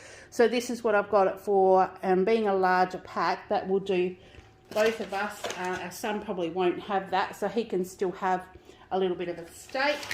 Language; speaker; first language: English; native; English